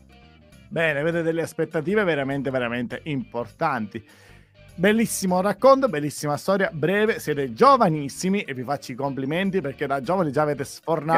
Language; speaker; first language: Italian; native; Italian